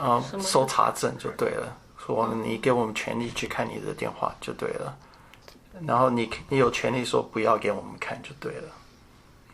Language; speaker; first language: Chinese; early bilingual, heritage; Chinese